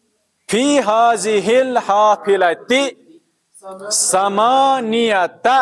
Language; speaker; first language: Arabic; non-native, fluent; Kashmiri